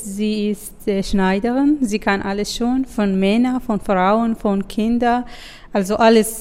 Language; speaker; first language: German; non-native, fluent; Kurdish